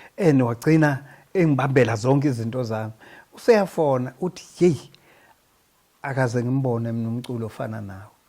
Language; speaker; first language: Zulu; native; Zulu